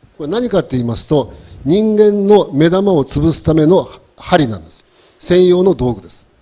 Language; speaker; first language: Japanese; native; Japanese